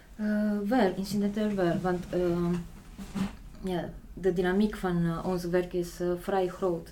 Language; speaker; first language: Dutch; non-native, fluent; Polish